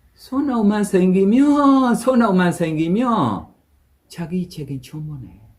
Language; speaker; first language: Korean; non-native, fluent; Burmese